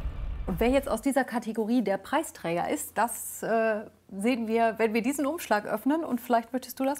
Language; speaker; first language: German; native; German